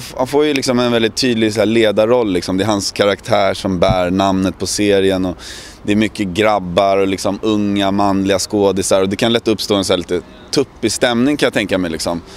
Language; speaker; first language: Swedish; native; Swedish